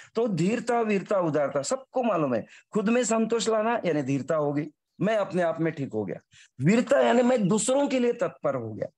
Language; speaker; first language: Hindi; non-native, local second language; Marathi